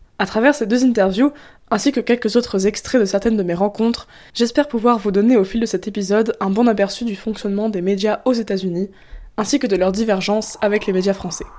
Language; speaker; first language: French; native; French